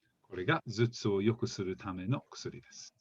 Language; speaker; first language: Japanese; non-native, fluent; English